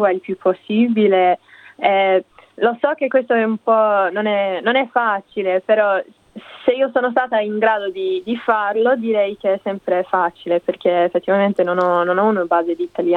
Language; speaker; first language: Italian; non-native, fluent; English